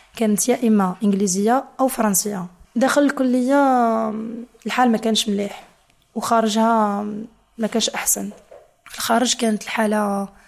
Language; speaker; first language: Arabic; non-native, fluent; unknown